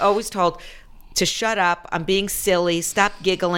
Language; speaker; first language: English; native; English